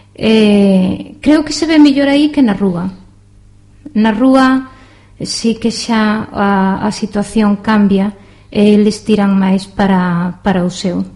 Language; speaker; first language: Galician; native; Galician